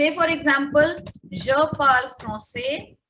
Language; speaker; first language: French; non-native, fluent; Hindi